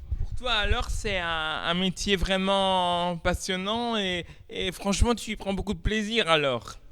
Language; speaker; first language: French; native; French